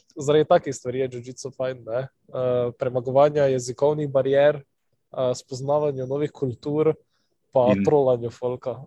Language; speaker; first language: Slovenian; non-native, local second language; Albanian